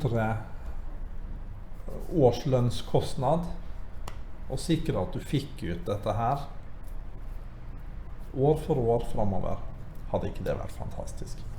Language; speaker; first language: Norwegian; native; Norwegian